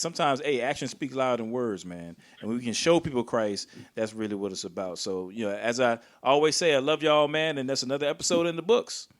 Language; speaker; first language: English; native; English